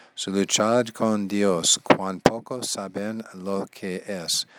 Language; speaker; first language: Spanish; non-native, learner; English